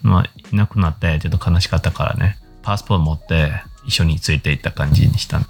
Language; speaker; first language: Japanese; non-native, learner; Thai